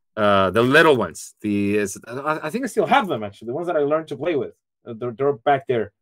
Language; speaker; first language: English; non-native, fluent; Spanish